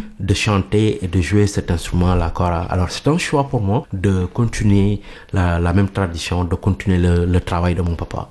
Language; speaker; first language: French; non-native, local second language; Mandingo